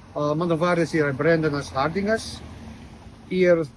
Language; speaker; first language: Lithuanian; non-native, learner; English